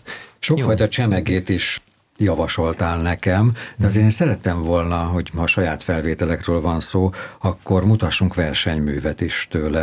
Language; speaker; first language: Hungarian; native; Hungarian